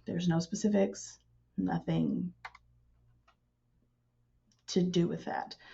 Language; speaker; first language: English; native; English